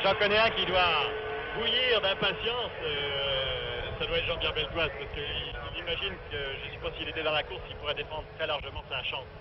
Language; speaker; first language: French; native; French